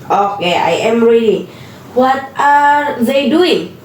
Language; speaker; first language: English; non-native, learner; Indonesian